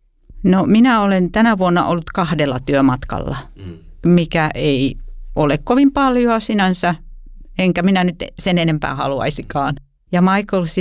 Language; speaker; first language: Finnish; native; Finnish